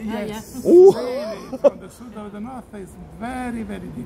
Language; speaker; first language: English; non-native, learner; Italian